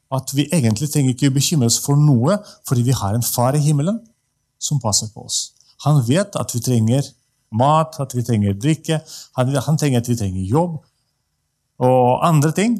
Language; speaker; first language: Norwegian; non-native, fluent; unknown